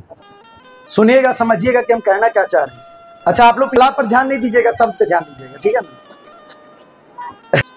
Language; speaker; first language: Hindi; native; Hindi